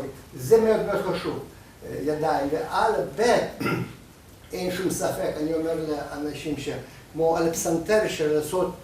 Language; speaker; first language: Hebrew; non-native, fluent; Russian